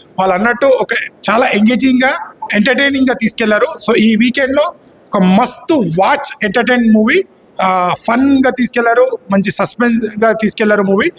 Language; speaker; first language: Telugu; native; Telugu